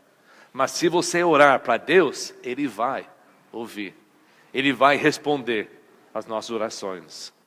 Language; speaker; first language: Portuguese; non-native, fluent; English